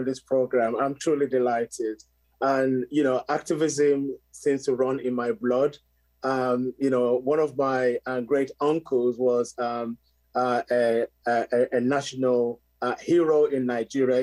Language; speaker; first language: English; non-native, local second language; Yoruba